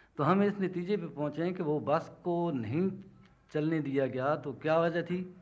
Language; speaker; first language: Urdu; non-native, local second language; Punjabi